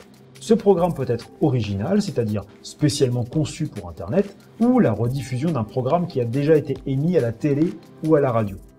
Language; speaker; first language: French; native; French